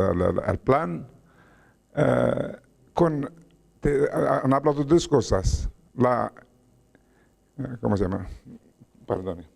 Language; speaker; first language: Spanish; non-native, fluent; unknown